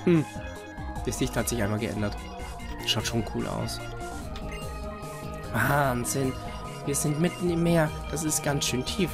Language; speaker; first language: German; native; German